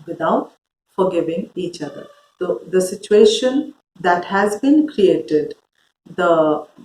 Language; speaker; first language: English; non-native, local second language; Hindi